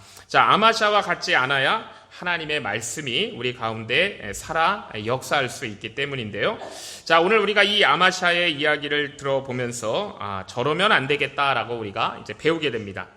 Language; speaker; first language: Korean; native; Korean